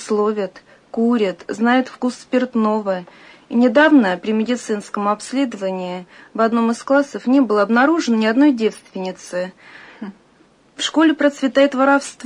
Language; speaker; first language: Russian; native; Russian